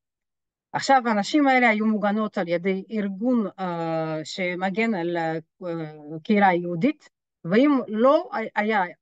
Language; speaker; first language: Hebrew; non-native, fluent; French